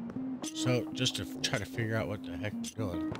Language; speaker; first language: English; native; English